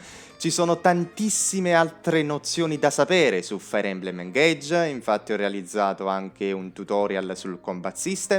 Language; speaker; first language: Italian; native; Italian